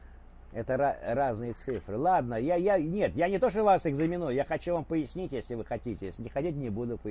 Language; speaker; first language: Russian; native; Russian